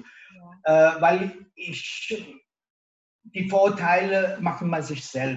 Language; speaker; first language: German; non-native, local second language; Italian